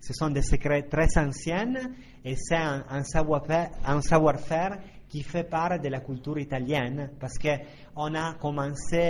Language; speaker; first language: French; non-native, fluent; Italian